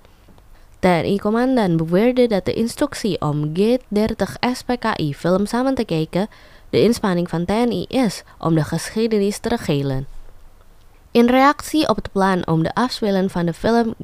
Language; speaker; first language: Dutch; non-native, fluent; Indonesian